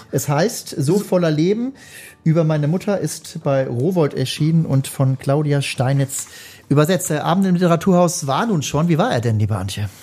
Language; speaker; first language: German; native; German